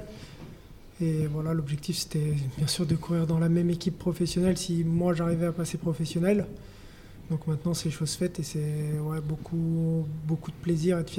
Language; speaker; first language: French; native; French